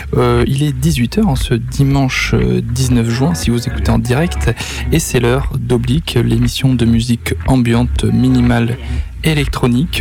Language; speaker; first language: French; native; French